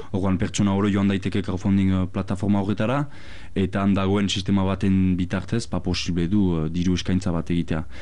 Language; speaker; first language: Basque; native; Basque